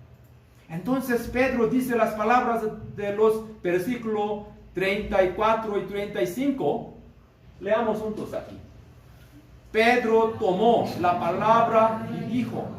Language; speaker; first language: Spanish; non-native, learner; Korean